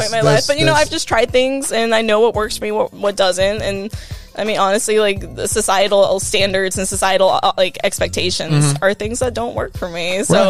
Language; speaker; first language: English; native; English